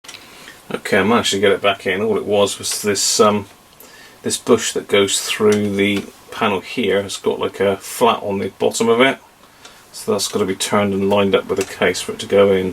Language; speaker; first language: English; native; English